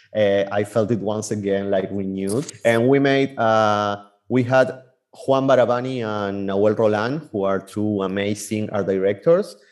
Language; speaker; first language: English; non-native, fluent; Spanish